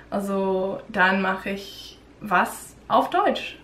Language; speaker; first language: German; non-native, learner; English